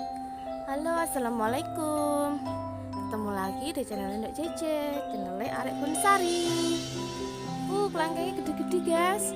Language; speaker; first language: Indonesian; non-native, local second language; Javanese